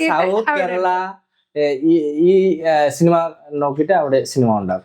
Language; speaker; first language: Malayalam; non-native, local second language; Bangla